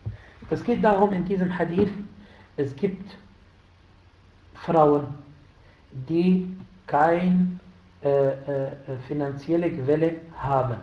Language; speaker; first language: German; non-native, fluent; Arabic